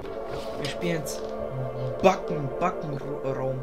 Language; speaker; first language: German; native; German